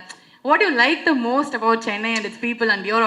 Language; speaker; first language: Tamil; native; Tamil